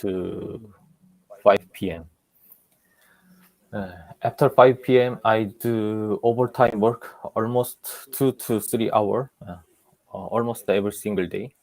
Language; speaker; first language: English; non-native, learner; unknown